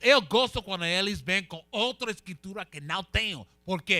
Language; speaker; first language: Portuguese; non-native, learner; Spanish